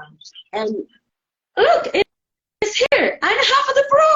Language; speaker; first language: English; non-native, learner; Spanish